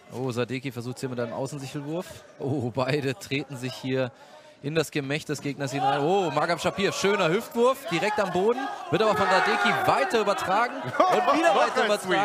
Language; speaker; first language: German; native; German